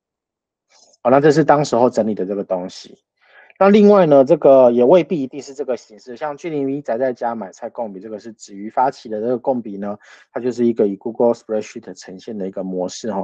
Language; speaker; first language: Chinese; native; Chinese